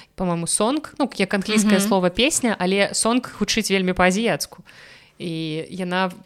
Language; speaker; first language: Belarusian; non-native, local second language; Russian